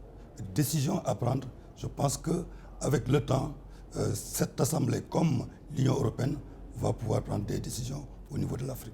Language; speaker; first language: French; non-native, local second language; Wolof